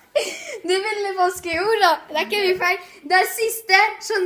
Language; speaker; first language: Norwegian; non-native, fluent; Arabic